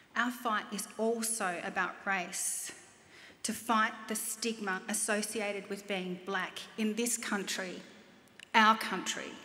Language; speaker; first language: English; native; English